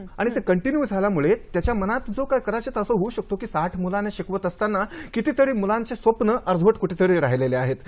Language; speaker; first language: Marathi; non-native, local second language; Kannada